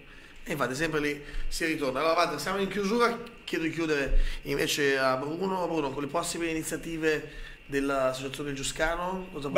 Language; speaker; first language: Italian; native; Italian